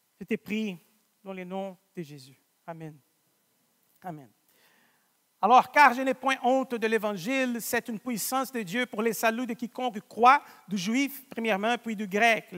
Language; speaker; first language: French; non-native, fluent; Portuguese